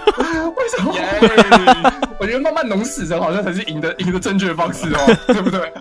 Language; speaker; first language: Chinese; native; Chinese